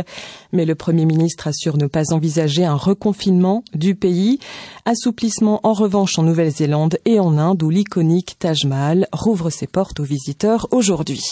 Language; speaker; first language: French; native; French